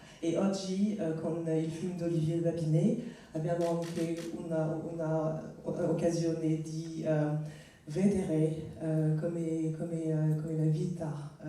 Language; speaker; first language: Italian; non-native, fluent; French